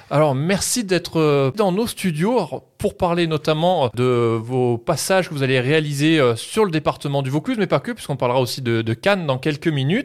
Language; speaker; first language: French; native; French